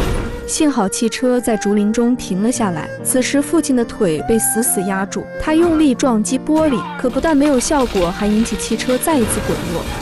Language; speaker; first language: Chinese; native; Chinese